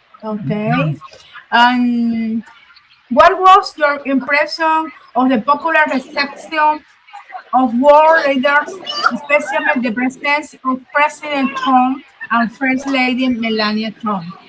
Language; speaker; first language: English; non-native, learner; Spanish